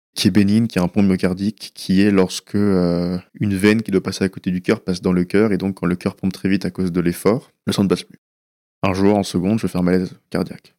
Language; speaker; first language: French; early bilingual, other home language; Persian